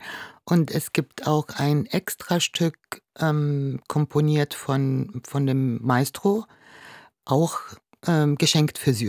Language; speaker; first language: German; non-native, fluent; Arabic